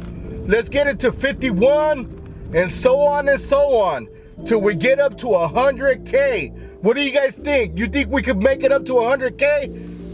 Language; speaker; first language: English; native; English